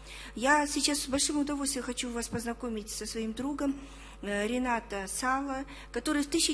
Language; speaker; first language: Russian; native; Russian